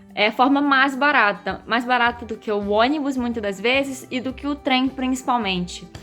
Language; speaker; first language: Portuguese; native; Portuguese